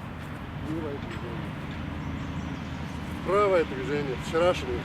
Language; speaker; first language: Russian; non-native, learner; Chinese